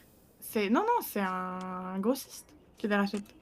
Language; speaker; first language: French; native; French